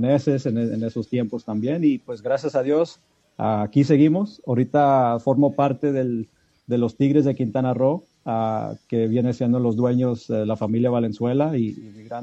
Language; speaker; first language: Spanish; early bilingual, heritage; Spanish